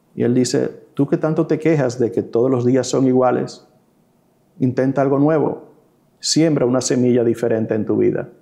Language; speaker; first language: Spanish; early bilingual, heritage; Spanish